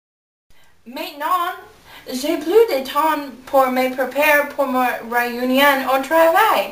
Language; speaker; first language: French; non-native, learner; English